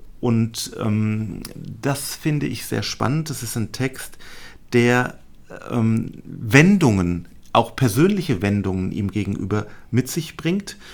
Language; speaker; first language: German; native; German